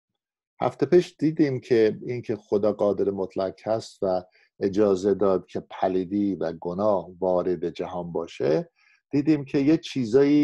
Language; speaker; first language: Persian; non-native, fluent; English